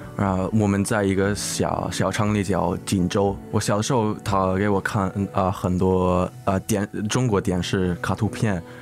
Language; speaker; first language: Chinese; early bilingual, heritage; Chinese